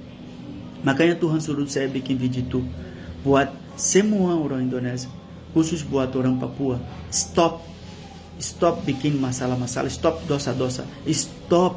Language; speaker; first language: Indonesian; non-native, fluent; Portuguese